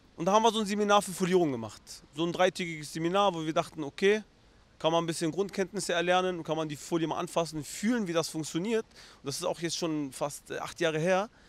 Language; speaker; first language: German; early bilingual, other home language; Arabic